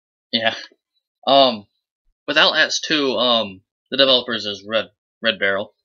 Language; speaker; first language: English; native; English